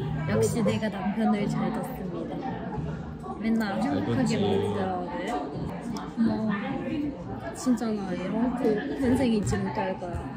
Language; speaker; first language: Korean; non-native, fluent; Arabic